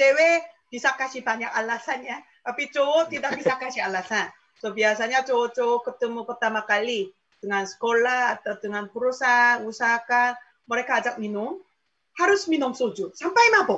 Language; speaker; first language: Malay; non-native, fluent; Korean